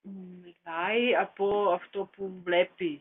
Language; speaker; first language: Greek; non-native, learner; German